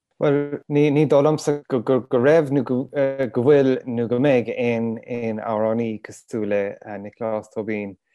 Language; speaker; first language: Irish; native; Irish